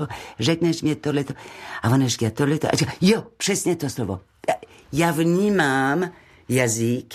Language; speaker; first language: Czech; non-native, learner; French